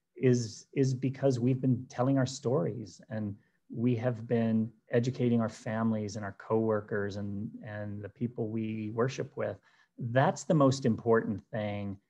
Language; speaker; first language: English; native; English